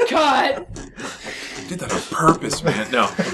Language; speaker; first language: English; native; English